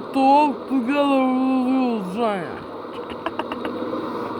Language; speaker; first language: English; non-native, learner; Russian